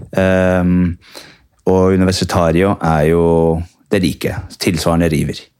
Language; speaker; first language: Norwegian; early bilingual, heritage; Norwegian